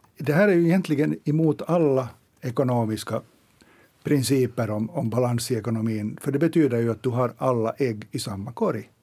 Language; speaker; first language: Swedish; native; Swedish